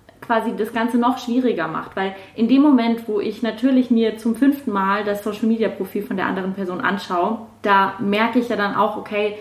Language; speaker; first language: German; native; German